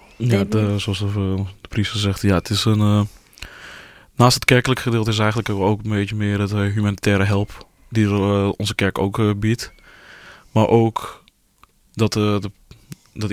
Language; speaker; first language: Dutch; early bilingual, other home language; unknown